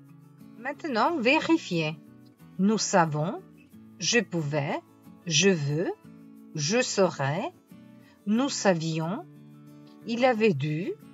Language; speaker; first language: French; non-native, fluent; Italian